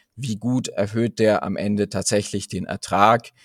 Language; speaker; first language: German; native; German